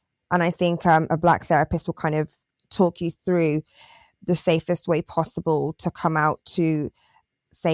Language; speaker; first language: English; native; English